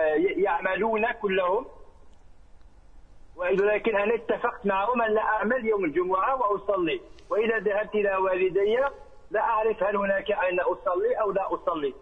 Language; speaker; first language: Arabic; early bilingual, heritage; Arabic